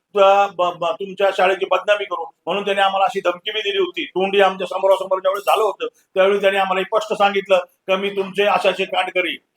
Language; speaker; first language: Marathi; native; Marathi